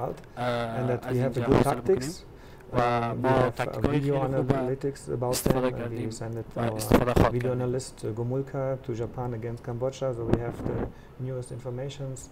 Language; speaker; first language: English; non-native, fluent; German